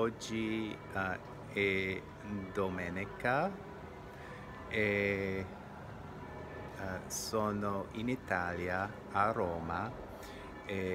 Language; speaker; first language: Italian; non-native, learner; English